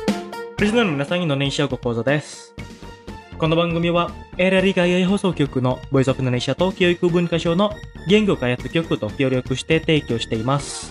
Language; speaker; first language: Japanese; non-native, fluent; Indonesian